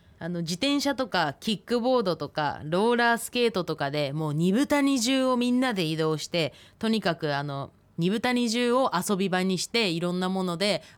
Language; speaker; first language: Japanese; native; Japanese